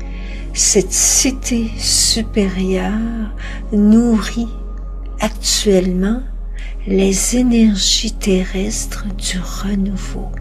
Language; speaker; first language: French; native; French